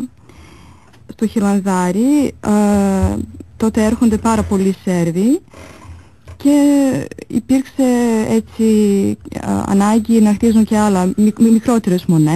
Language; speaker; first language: Greek; non-native, fluent; Serbian